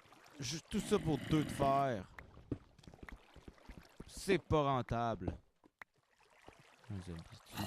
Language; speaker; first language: French; native; French